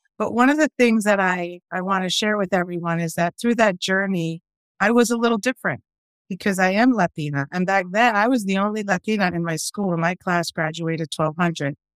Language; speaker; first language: English; early bilingual, other home language; Spanish